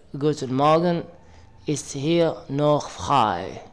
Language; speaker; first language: German; non-native, learner; Arabic